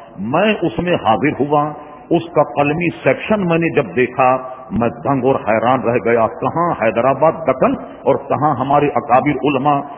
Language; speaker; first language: Urdu; native; Urdu